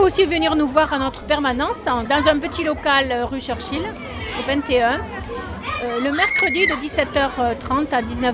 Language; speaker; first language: French; native; French